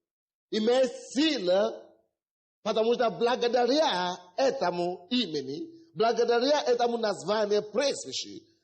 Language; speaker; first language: Russian; non-native, fluent; Yoruba